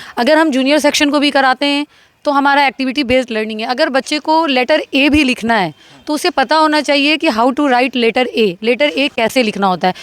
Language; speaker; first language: Hindi; native; Hindi